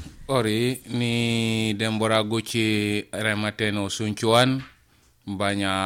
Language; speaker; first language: Basque; non-native, learner; Wolof